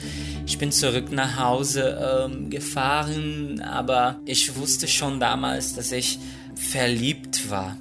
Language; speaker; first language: German; non-native, fluent; Portuguese